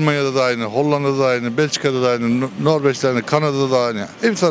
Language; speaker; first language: Turkish; native; Turkish